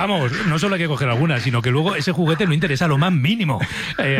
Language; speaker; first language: Spanish; native; Spanish